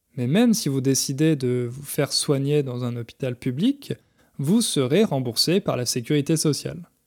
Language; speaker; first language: French; native; French